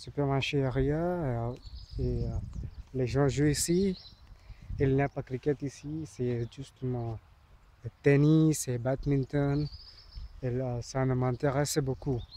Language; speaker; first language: French; non-native, learner; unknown